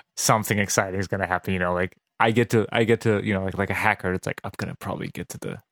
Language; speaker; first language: English; non-native, fluent; Serbian